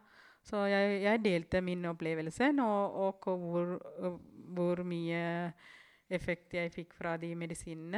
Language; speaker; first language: Norwegian; non-native, fluent; Tamil